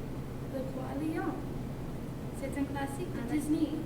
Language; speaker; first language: French; non-native, learner; English